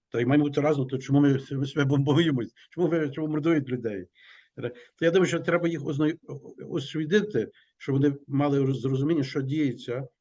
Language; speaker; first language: Ukrainian; early bilingual, heritage; Ukrainian